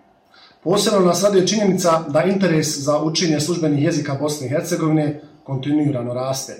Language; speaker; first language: Serbian; native; Serbian